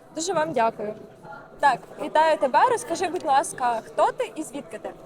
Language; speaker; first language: Ukrainian; native; Ukrainian